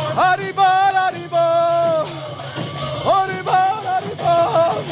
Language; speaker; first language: English; non-native, fluent; Czech